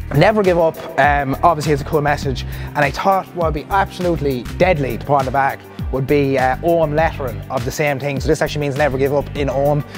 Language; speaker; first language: English; native; English